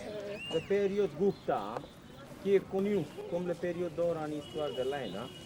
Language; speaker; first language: French; non-native, local second language; Hindi